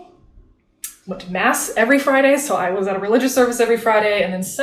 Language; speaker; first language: English; native; English